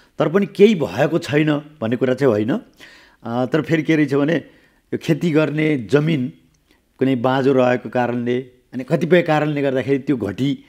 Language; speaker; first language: Nepali; native; Nepali